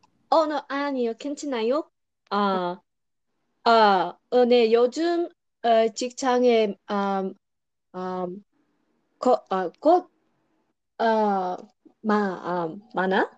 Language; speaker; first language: Korean; non-native, learner; English